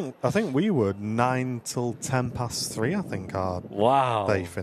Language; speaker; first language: English; native; English